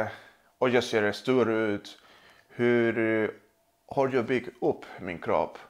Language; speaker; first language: Swedish; non-native, fluent; Spanish